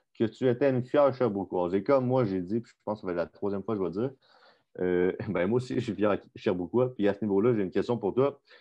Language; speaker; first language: French; native; French